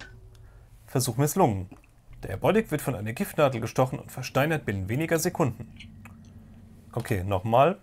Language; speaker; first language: German; native; German